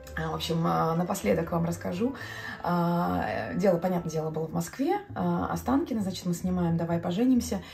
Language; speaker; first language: Russian; non-native, local second language; Latvian